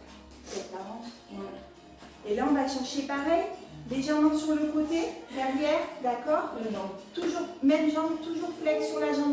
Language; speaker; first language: French; native; French